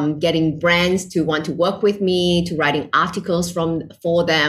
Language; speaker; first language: English; non-native, local second language; Chinese